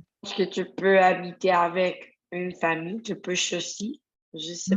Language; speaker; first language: French; non-native, learner; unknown